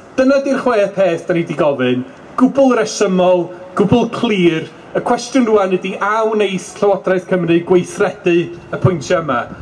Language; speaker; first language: Welsh; native; Welsh